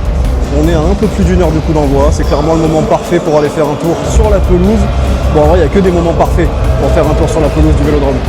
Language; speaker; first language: French; native; French